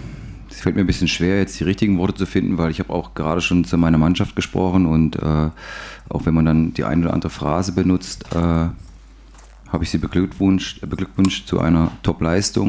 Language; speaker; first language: German; native; German